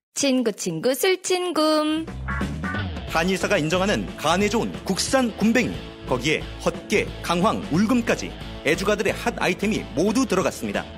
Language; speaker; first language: Korean; native; Korean